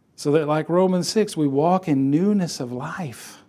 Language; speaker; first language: English; native; English